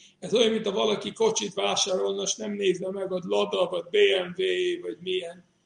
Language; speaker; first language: Hungarian; non-native, fluent; Yiddish